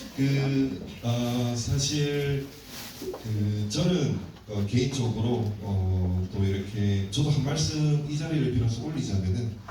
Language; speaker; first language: Korean; native; Korean